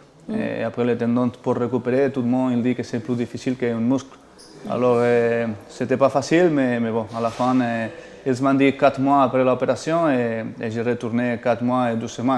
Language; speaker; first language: French; non-native, fluent; Spanish